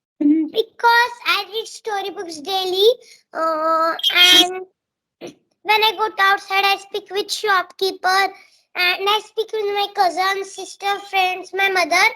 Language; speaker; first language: English; non-native, learner; Marathi